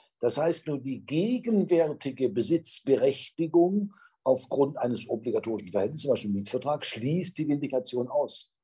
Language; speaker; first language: German; native; German